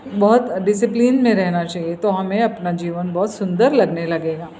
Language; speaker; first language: Hindi; non-native, local second language; Marathi